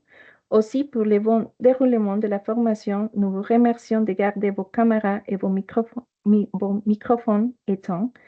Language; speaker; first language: French; non-native, fluent; Spanish